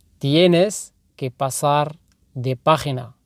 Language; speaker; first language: Spanish; non-native, fluent; Arabic